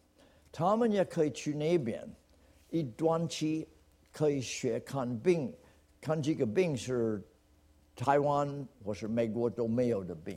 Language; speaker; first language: Chinese; non-native, fluent; English